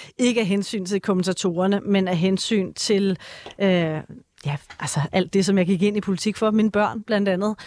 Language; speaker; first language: Danish; native; Danish